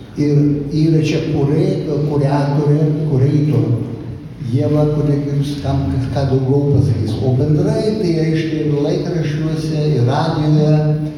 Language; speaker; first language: Lithuanian; early bilingual, other home language; Hebrew